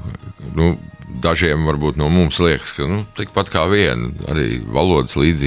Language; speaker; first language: Latvian; native; Latvian